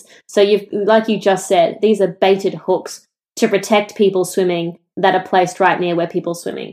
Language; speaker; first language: English; native; English